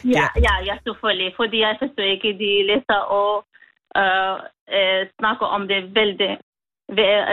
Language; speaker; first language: Danish; non-native, learner; Kurdish